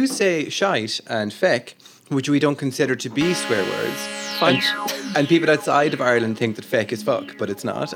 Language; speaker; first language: English; native; English